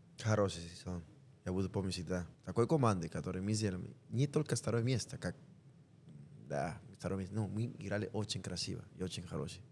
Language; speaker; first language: Russian; non-native, learner; Spanish